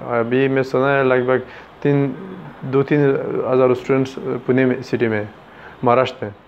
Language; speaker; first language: Urdu; non-native, learner; Pashto